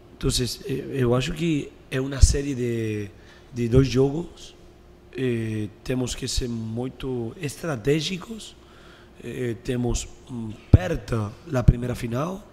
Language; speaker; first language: Portuguese; non-native, learner; Spanish